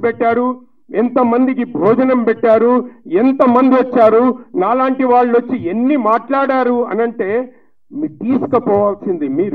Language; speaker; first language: Telugu; native; Telugu